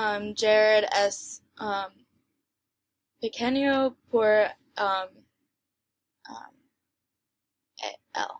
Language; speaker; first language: Spanish; non-native, learner; English